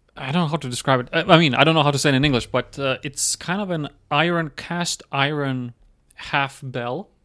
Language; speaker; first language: English; non-native, fluent; Croatian